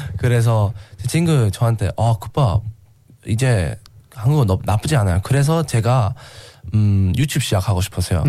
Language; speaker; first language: Korean; non-native, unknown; English